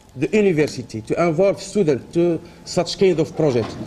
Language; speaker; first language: English; non-native, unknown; Arabic